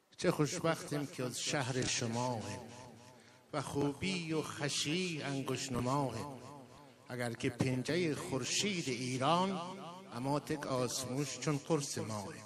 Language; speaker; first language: Persian; non-native, local second language; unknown